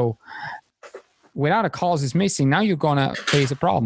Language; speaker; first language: English; non-native, fluent; German